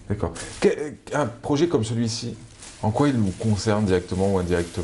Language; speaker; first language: French; non-native, local second language; Arabic